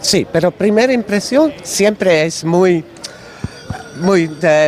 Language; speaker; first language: Spanish; non-native, learner; Dutch